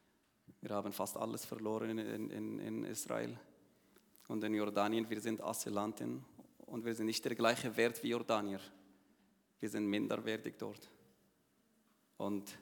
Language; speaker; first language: German; non-native, learner; Arabic